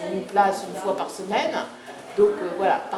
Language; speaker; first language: French; native; French